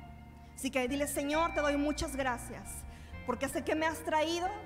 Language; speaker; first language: Spanish; native; Spanish